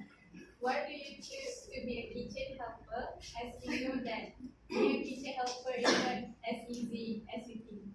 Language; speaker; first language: English; non-native, local second language; Malay